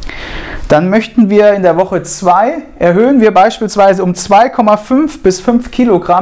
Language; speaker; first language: German; native; German